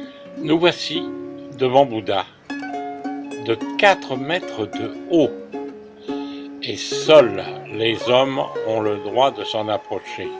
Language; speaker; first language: French; native; French